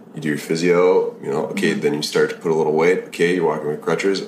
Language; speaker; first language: English; native; English